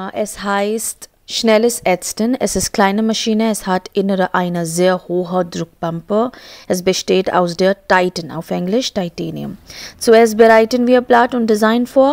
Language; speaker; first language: German; non-native, learner; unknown